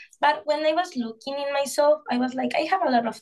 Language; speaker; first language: English; non-native, fluent; Spanish